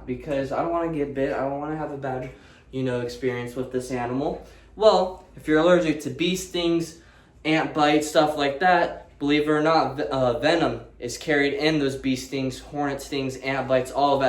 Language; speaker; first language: English; native; English